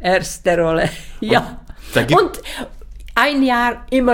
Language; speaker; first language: German; non-native, learner; Czech